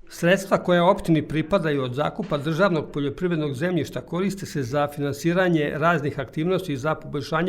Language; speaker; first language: Serbian; native; Serbian